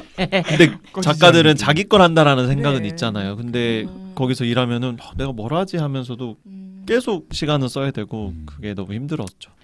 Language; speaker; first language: Korean; native; Korean